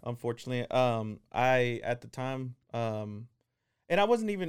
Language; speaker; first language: English; non-native, fluent; Spanish